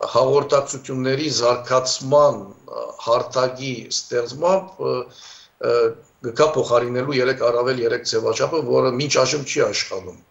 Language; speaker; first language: Armenian; early bilingual, heritage; Armenian